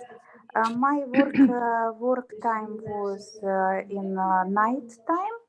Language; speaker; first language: English; non-native, learner; Russian